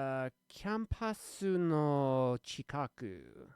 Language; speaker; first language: Japanese; non-native, learner; English